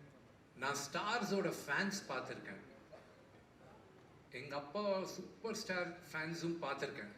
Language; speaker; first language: Tamil; non-native, local second language; Telugu